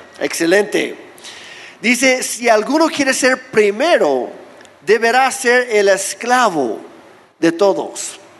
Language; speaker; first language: Spanish; non-native, fluent; English